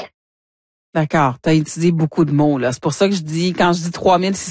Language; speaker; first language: French; native; French